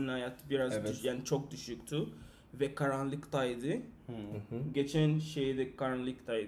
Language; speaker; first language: Turkish; non-native, learner; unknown